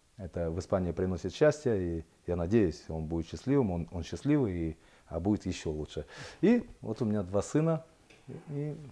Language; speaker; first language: Russian; native; Russian